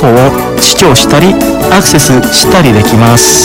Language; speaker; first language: Japanese; non-native, fluent; Indonesian